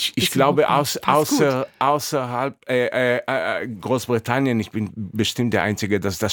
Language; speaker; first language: German; non-native, fluent; Hebrew